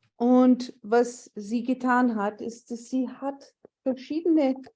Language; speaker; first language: German; non-native, fluent; English